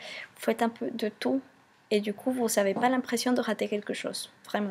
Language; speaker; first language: French; non-native, fluent; Spanish